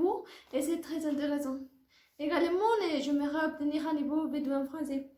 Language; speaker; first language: French; non-native, learner; Spanish